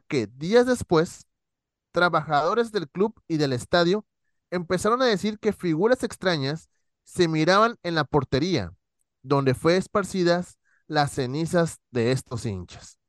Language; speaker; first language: Spanish; native; Spanish